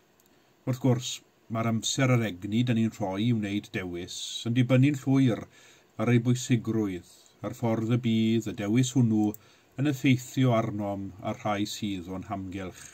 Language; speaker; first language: Welsh; native; Welsh